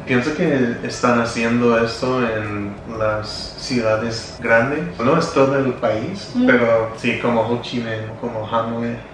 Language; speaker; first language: Spanish; non-native, learner; English